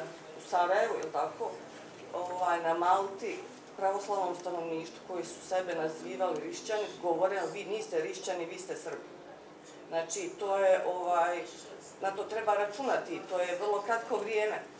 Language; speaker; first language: Bosnian; native; Bosnian